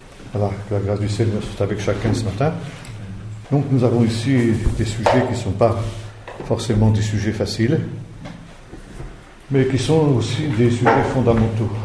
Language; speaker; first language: French; native; French